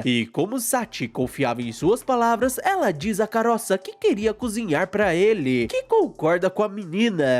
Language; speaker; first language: Portuguese; native; Portuguese